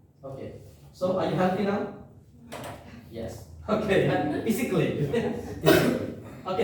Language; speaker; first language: English; non-native, fluent; Indonesian